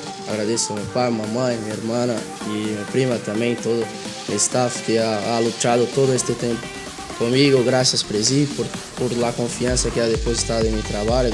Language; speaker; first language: Spanish; non-native, learner; Portuguese